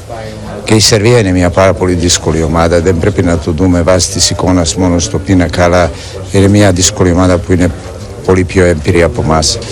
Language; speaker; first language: Greek; non-native, fluent; Serbian